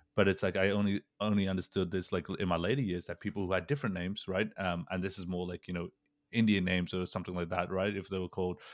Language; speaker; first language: English; early bilingual, other home language; Urdu